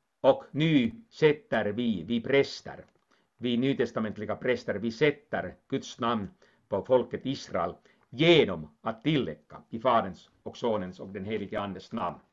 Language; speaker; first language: Swedish; non-native, local second language; Finnish